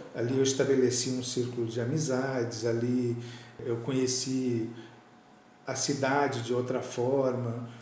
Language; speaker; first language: Portuguese; native; Portuguese